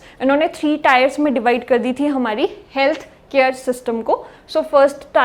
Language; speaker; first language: Hindi; native; Hindi